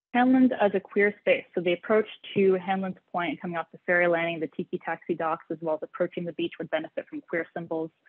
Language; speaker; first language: English; native; English